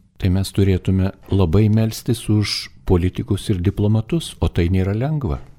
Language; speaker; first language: Lithuanian; native; Lithuanian